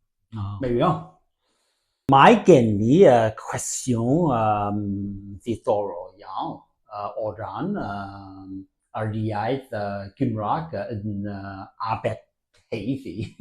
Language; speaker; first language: Welsh; non-native, learner; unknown